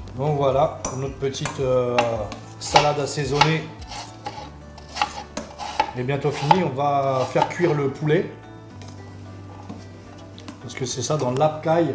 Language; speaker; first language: French; native; French